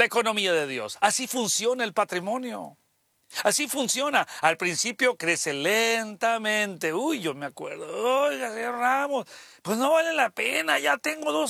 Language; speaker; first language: Spanish; native; Spanish